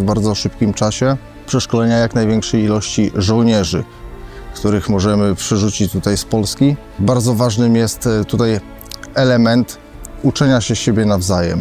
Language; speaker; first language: Polish; native; Polish